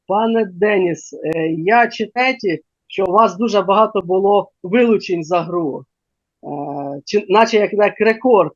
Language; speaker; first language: Ukrainian; native; Ukrainian